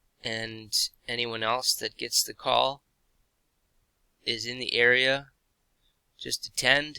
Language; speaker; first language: English; native; English